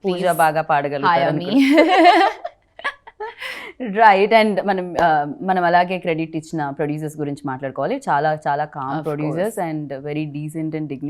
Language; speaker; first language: Telugu; native; Telugu